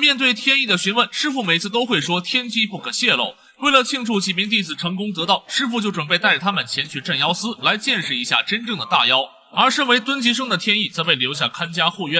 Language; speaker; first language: Chinese; native; Chinese